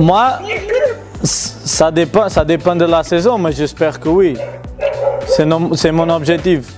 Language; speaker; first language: French; non-native, fluent; Portuguese